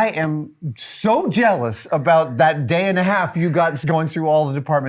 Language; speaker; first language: English; native; English